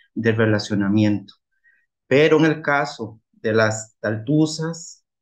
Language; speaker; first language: Spanish; native; Spanish